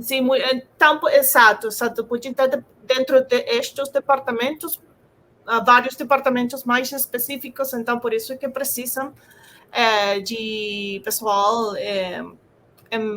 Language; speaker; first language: Portuguese; non-native, fluent; Spanish